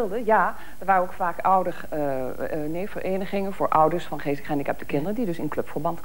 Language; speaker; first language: Dutch; native; Dutch